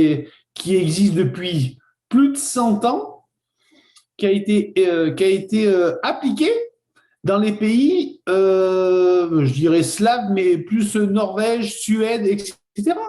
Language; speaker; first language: French; native; French